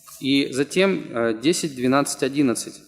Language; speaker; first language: Russian; native; Russian